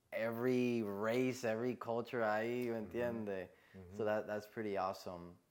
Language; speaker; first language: Spanish; early bilingual, other home language; English